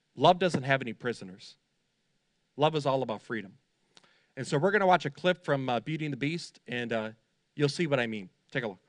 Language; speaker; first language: English; native; English